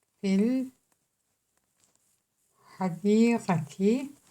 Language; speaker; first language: Arabic; non-native, fluent; Turkish